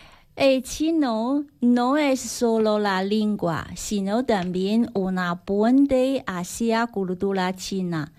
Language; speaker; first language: Spanish; non-native, learner; Chinese